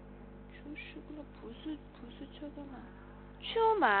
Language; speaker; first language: Chinese; non-native, learner; Korean